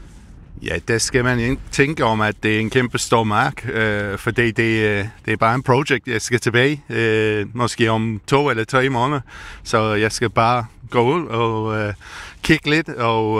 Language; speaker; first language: Danish; non-native, fluent; English